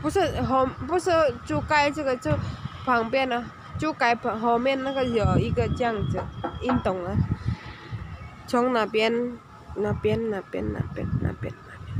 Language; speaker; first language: Chinese; non-native, learner; Indonesian